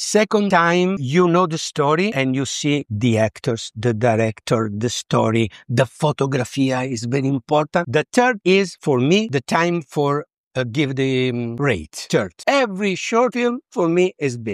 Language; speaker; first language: English; non-native, learner; Italian